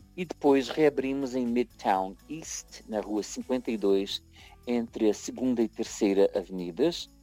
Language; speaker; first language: Portuguese; early bilingual, heritage; Portuguese